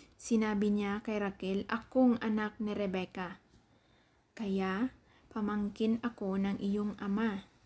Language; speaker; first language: Filipino; native; Filipino